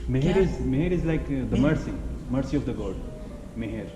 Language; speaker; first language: English; non-native, local second language; Hindi